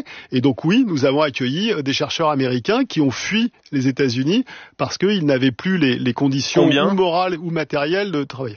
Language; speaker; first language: French; native; French